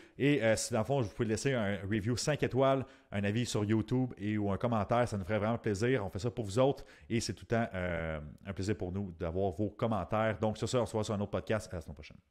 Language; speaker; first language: French; native; French